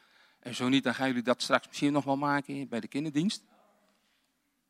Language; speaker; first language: Dutch; native; Dutch